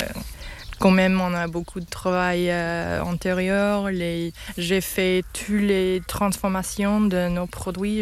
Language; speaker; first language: French; non-native, learner; English